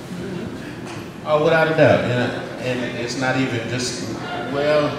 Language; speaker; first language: English; native; English